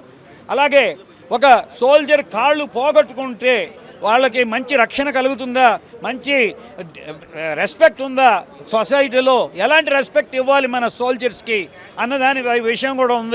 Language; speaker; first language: Telugu; native; Telugu